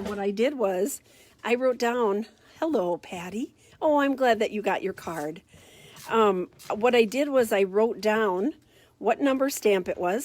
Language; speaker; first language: English; native; English